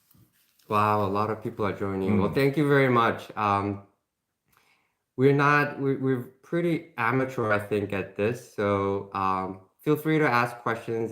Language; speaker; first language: English; non-native, fluent; Korean